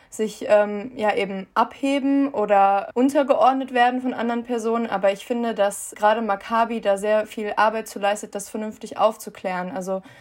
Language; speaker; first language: German; native; German